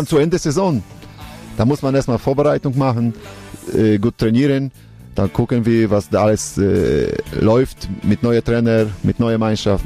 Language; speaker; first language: German; non-native, learner; Polish